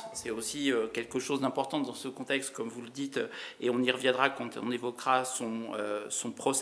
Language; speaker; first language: French; native; French